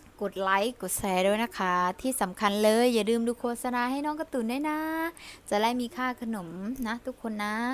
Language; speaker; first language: Thai; early bilingual, other home language; Lao